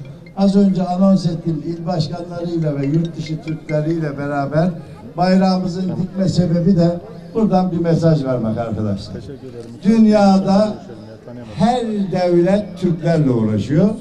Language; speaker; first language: Turkish; native; Turkish